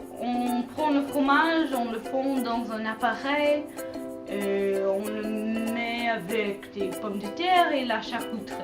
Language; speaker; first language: French; non-native, learner; English